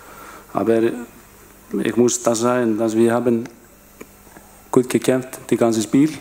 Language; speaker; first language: German; non-native, fluent; Icelandic